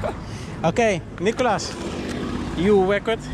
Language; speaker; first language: English; non-native, fluent; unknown